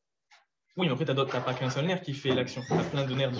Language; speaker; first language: French; native; French